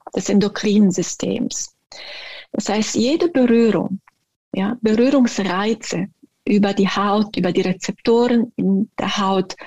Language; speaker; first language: German; non-native, fluent; Italian